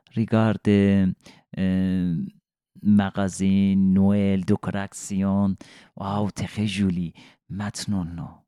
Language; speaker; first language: French; non-native, learner; Persian